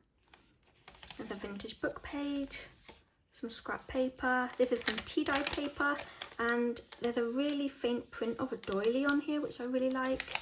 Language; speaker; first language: English; native; English